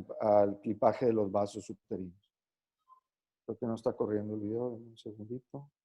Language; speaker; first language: Spanish; native; Spanish